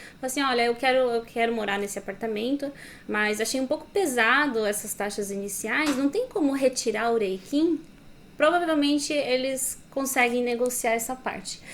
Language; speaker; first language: Portuguese; native; Portuguese